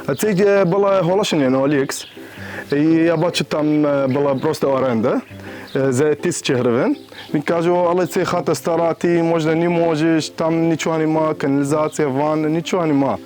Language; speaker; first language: Ukrainian; non-native, learner; Arabic